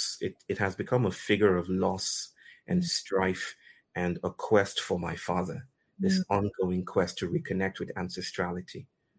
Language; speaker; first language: English; non-native, local second language; Yoruba